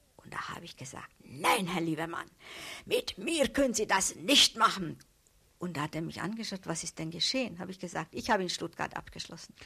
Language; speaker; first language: German; non-native, fluent; Hungarian